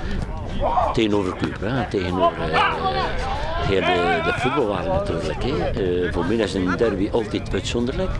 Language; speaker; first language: Dutch; native; Dutch